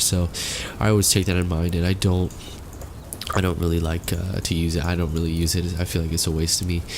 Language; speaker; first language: English; native; English